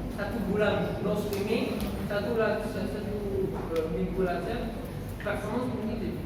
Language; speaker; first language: Indonesian; non-native, learner; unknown